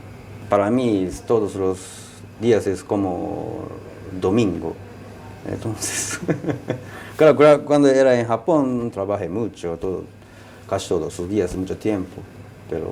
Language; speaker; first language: Spanish; non-native, learner; Japanese